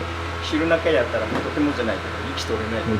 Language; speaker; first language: Japanese; native; Japanese